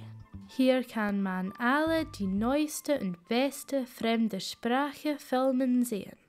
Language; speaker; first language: German; non-native, learner; English